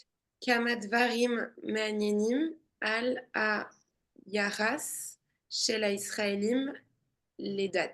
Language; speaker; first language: Hebrew; non-native, learner; French